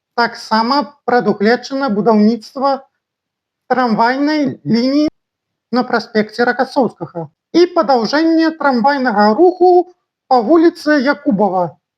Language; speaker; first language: Belarusian; non-native, local second language; Russian